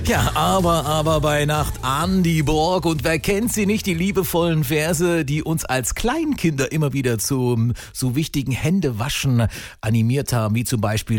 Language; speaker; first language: German; native; German